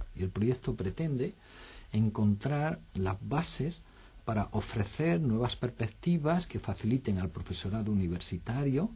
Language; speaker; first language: Spanish; native; Spanish